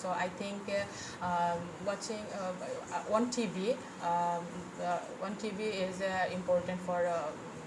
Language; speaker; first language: English; non-native, fluent; Bangla